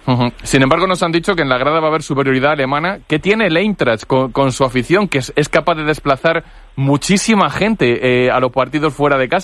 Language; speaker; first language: Spanish; native; Spanish